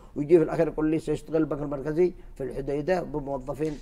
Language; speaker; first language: Arabic; native; Arabic